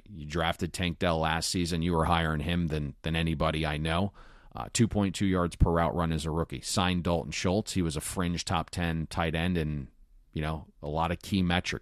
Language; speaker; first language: English; native; English